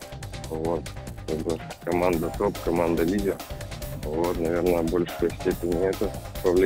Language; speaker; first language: Russian; native; Russian